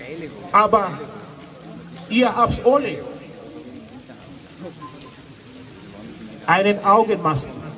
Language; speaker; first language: German; non-native, fluent; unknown